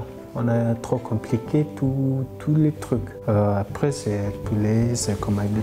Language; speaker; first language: French; non-native, learner; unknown